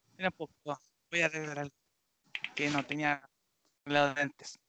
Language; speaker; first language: Spanish; non-native, learner; Japanese